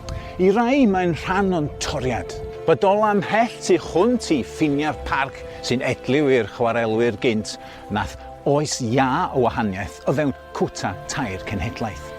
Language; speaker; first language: Welsh; native; Welsh